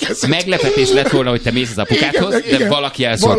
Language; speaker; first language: Hungarian; native; Hungarian